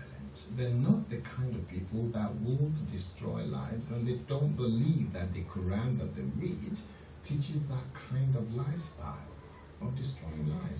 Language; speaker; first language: English; non-native, local second language; Yoruba